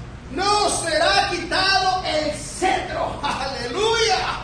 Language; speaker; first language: Spanish; native; Spanish